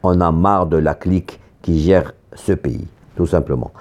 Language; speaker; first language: French; non-native, local second language; Arabic